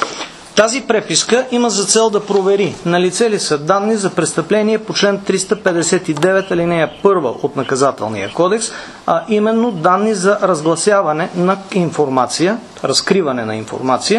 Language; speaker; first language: Bulgarian; native; Bulgarian